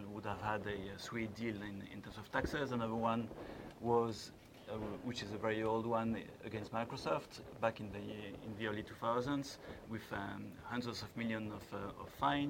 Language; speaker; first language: English; non-native, fluent; French